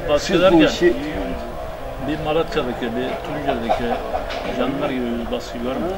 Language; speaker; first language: Turkish; native; Turkish